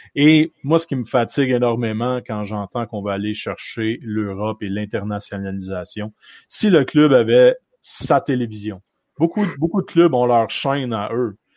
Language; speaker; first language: French; native; French